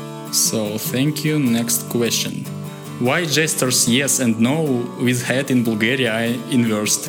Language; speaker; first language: English; non-native, learner; Russian